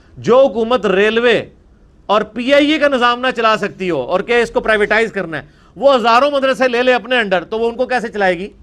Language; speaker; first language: Urdu; non-native, local second language; Punjabi